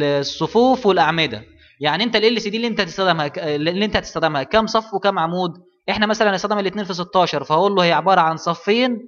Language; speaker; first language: Arabic; native; Arabic